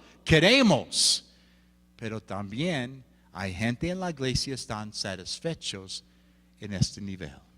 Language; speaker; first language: Spanish; non-native, fluent; English